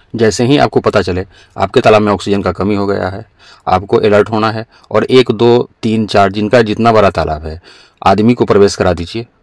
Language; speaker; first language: Hindi; native; Hindi